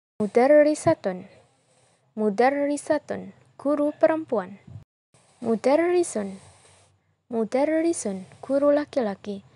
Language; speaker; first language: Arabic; non-native, fluent; Indonesian